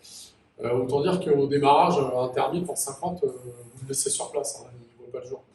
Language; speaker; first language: French; native; French